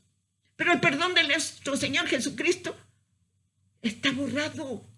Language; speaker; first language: Spanish; native; Spanish